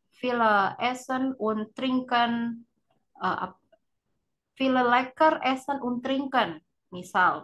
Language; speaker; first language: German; non-native, fluent; Indonesian